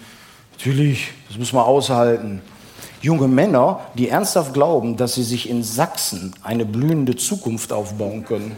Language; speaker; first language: German; native; German